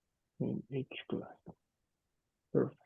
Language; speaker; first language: English; non-native, fluent; Spanish